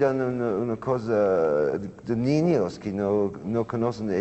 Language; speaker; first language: Spanish; non-native, learner; English